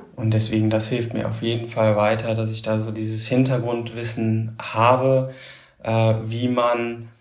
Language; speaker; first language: German; native; German